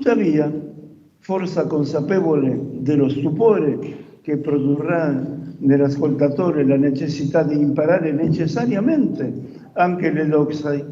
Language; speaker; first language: Italian; non-native, fluent; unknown